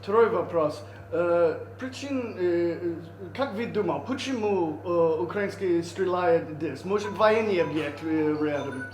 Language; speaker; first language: Russian; non-native, learner; English